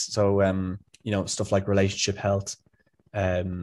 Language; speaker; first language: English; native; English